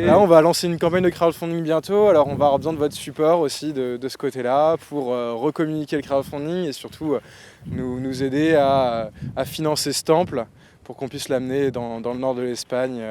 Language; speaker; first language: French; native; French